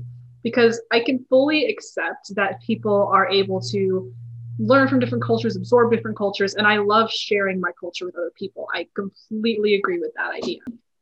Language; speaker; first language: English; native; English